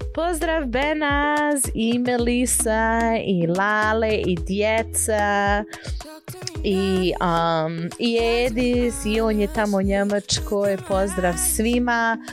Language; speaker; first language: Croatian; early bilingual, heritage; Croatian